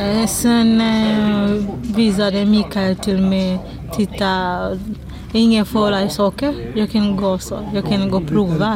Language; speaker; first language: Swedish; non-native, learner; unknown